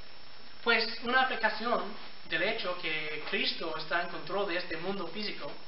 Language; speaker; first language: Spanish; non-native, fluent; English